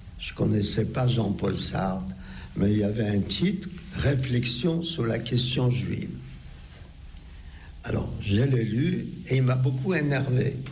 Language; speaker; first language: French; non-native, fluent; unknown